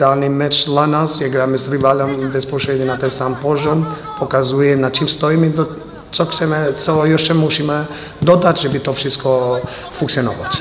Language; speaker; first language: Polish; non-native, fluent; Albanian